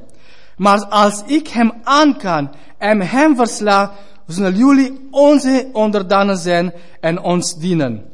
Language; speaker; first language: Dutch; non-native, fluent; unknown